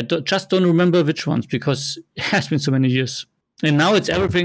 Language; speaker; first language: English; non-native, fluent; German